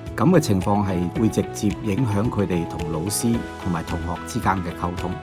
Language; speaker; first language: Cantonese; native; Cantonese